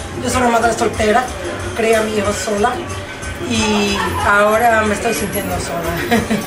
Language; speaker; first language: Spanish; native; Spanish